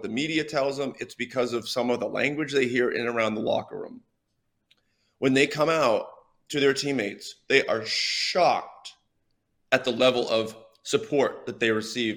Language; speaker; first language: English; native; English